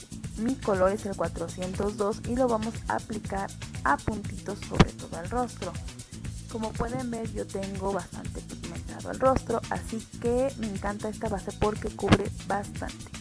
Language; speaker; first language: Spanish; native; Spanish